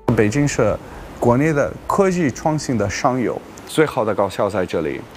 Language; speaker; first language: Chinese; non-native, fluent; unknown